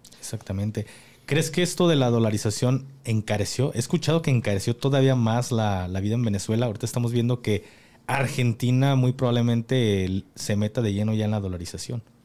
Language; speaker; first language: Spanish; native; Spanish